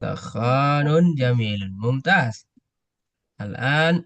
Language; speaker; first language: Arabic; non-native, fluent; Indonesian